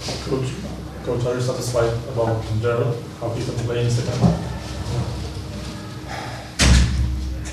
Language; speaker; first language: English; non-native, fluent; Polish